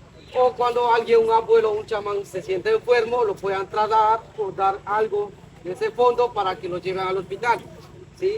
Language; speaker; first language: Spanish; native; Spanish